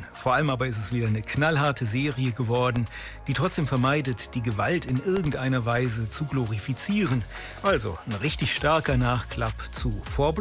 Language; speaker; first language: German; native; German